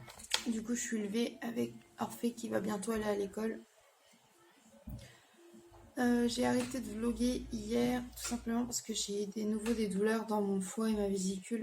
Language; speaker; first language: French; native; French